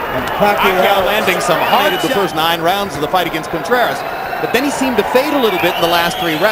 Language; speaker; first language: English; native; English